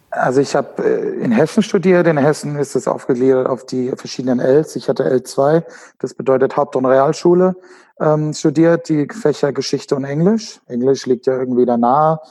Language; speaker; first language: German; native; German